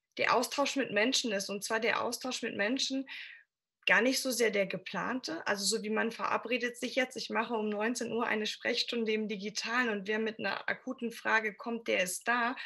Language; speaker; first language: German; native; German